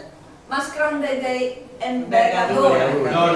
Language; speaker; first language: Spanish; non-native, learner; English